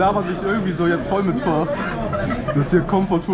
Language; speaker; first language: German; native; German